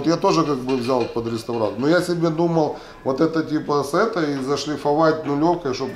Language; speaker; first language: Russian; native; Russian